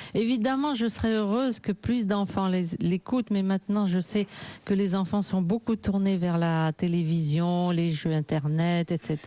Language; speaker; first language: French; native; French